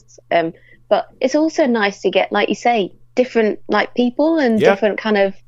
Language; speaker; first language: English; native; English